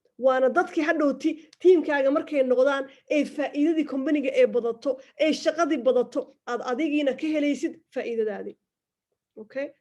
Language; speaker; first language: Somali; early bilingual, heritage; Somali